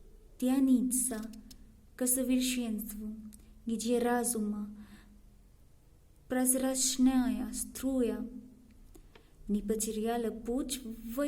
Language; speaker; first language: Russian; non-native, learner; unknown